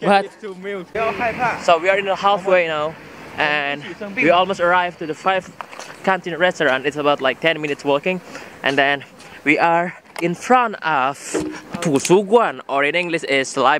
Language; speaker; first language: English; non-native, learner; Indonesian